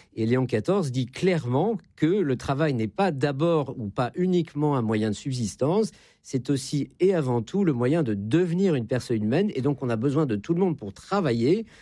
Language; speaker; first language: French; native; French